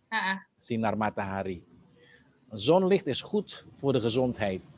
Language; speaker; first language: Dutch; non-native, fluent; Indonesian